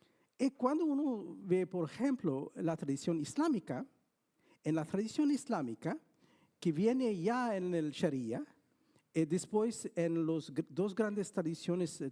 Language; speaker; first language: Spanish; non-native, fluent; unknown